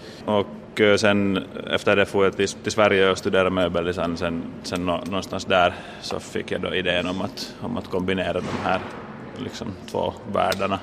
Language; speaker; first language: Swedish; native; Swedish